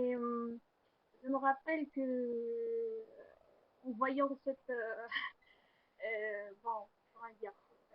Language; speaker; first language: French; non-native, learner; Arabic